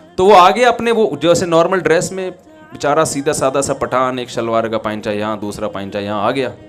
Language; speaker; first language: Urdu; native; Urdu